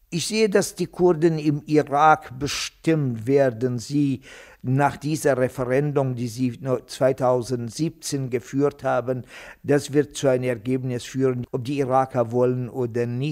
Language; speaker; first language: German; non-native, fluent; Kurdish